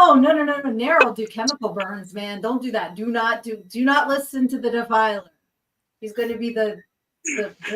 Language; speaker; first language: English; native; English